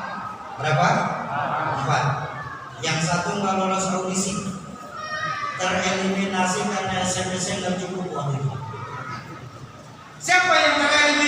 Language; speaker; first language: Indonesian; native; Indonesian